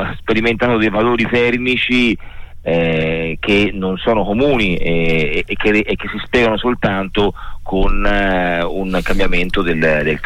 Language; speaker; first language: Italian; native; Italian